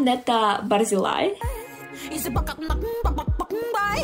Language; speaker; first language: English; early bilingual, other home language; Hebrew